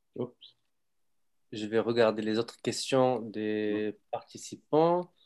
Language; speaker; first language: French; non-native, fluent; Arabic